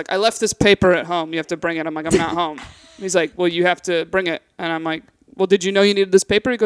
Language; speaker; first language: English; native; English